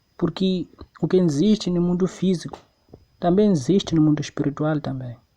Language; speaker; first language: Portuguese; non-native, local second language; Tsonga